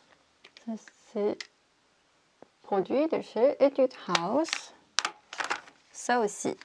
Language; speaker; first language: French; non-native, fluent; Korean